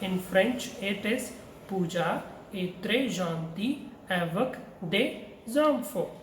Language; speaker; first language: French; non-native, learner; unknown